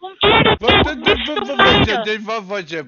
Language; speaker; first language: German; non-native, learner; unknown